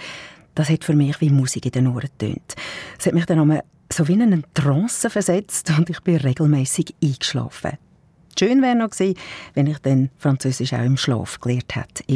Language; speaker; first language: German; native; German